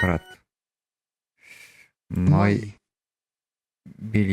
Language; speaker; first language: Russian; non-native, learner; French